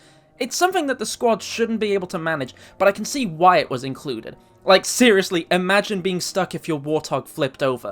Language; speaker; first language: English; native; English